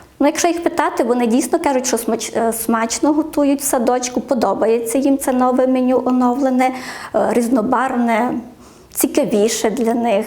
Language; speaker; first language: Ukrainian; native; Ukrainian